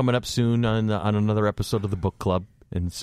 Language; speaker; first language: English; native; English